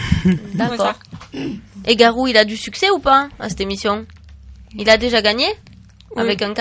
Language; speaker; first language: French; native; French